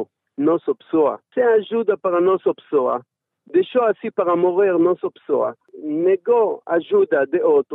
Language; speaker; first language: Portuguese; non-native, learner; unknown